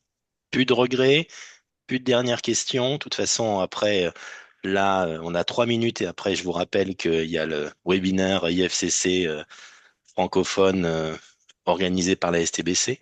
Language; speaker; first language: French; native; French